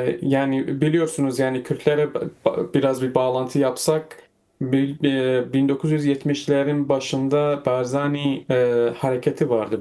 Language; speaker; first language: Turkish; non-native, fluent; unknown